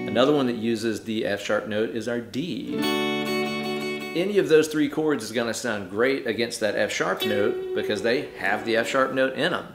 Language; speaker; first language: English; native; English